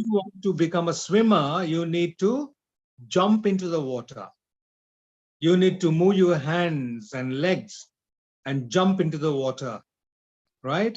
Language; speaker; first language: English; non-native, local second language; Marathi